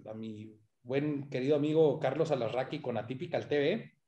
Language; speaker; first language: Spanish; native; Spanish